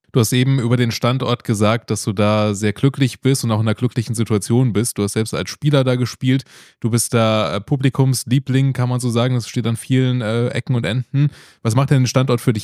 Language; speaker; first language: German; native; German